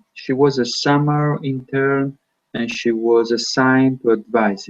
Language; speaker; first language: English; non-native, learner; Italian